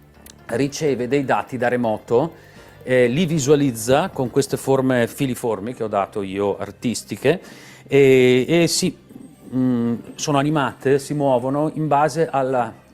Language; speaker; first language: Italian; native; Italian